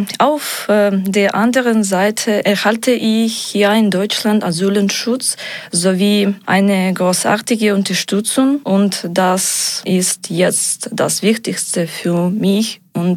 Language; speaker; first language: German; non-native, fluent; Ukrainian